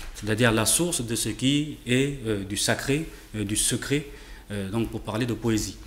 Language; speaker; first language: French; native; French